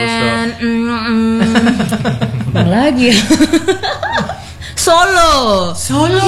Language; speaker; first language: English; non-native, learner; Indonesian